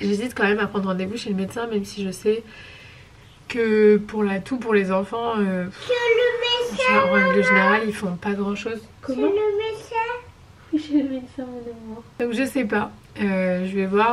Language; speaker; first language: French; native; French